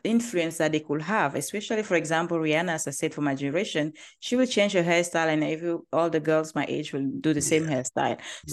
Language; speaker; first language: English; non-native, local second language; French